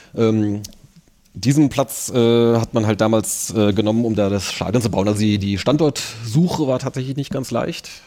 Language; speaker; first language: German; native; German